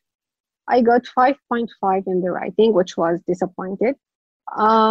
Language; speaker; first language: English; non-native, fluent; Arabic